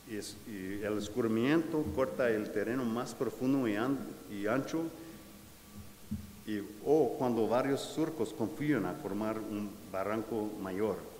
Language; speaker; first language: Spanish; non-native, fluent; English